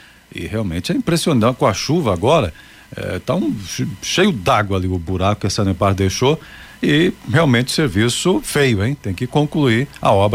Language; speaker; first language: Portuguese; native; Portuguese